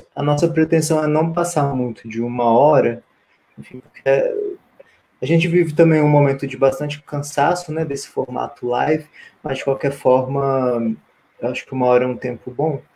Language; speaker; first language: Portuguese; native; Portuguese